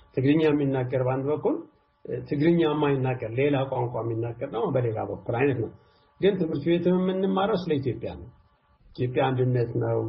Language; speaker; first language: Amharic; non-native, local second language; Tigrinya